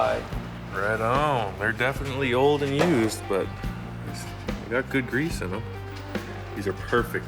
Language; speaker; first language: English; native; English